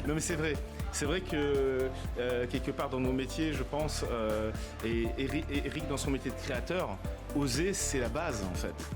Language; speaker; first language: French; native; French